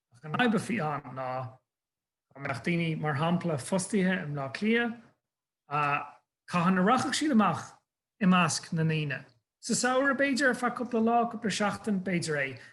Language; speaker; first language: Irish; non-native, local second language; English